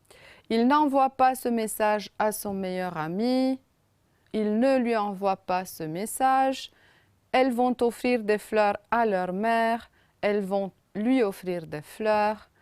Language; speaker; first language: French; non-native, fluent; Romanian